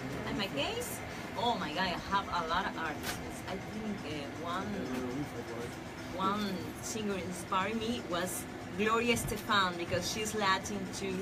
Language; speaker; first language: English; non-native, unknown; Spanish